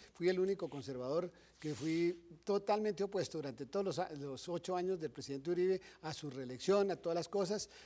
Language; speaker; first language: Spanish; native; Spanish